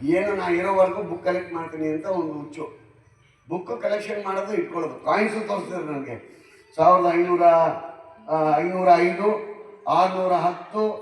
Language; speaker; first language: Kannada; non-native, local second language; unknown